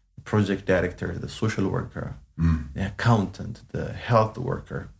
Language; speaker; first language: English; non-native, fluent; Amharic